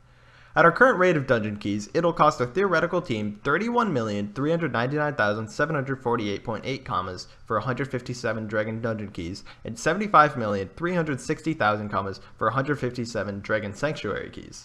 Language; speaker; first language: English; native; English